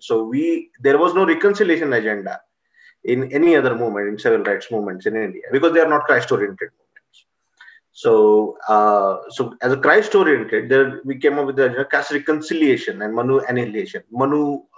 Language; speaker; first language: English; non-native, local second language; Marathi